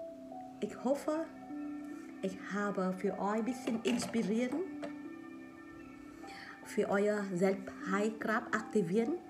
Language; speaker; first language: German; non-native, learner; Vietnamese